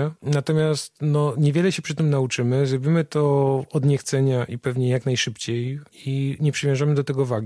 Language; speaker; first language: Polish; native; Polish